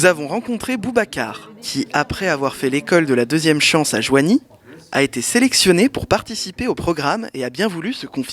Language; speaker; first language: French; native; French